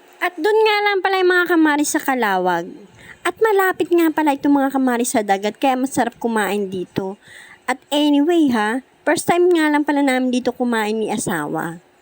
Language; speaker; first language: Filipino; native; Filipino